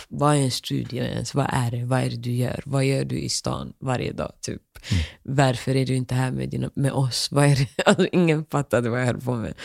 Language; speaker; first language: Swedish; early bilingual, other home language; Somali